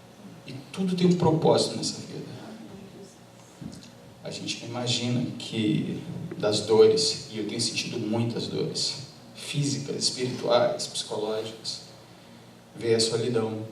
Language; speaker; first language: Portuguese; native; Portuguese